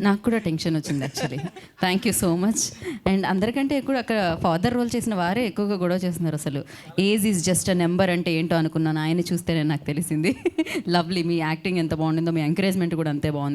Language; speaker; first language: Telugu; native; Telugu